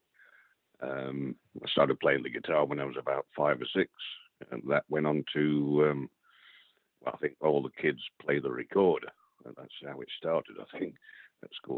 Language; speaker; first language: English; native; English